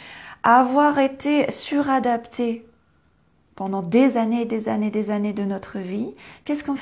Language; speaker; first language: French; native; French